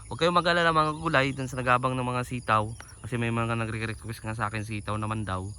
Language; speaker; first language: Filipino; non-native, local second language; Cebuano